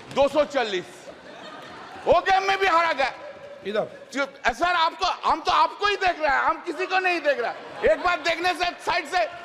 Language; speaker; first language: Hindi; non-native, local second language; Bangla